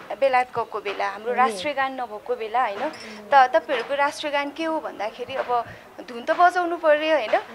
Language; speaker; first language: Nepali; non-native, local second language; Newari